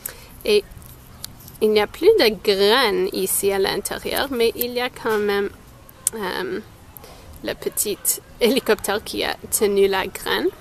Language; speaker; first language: French; non-native, local second language; English